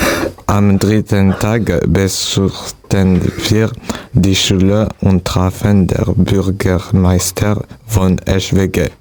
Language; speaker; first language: German; non-native, learner; French